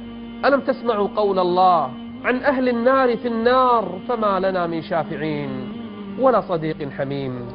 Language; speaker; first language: Arabic; native; Arabic